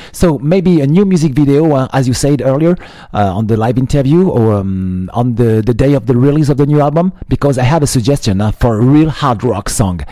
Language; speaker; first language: English; non-native, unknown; French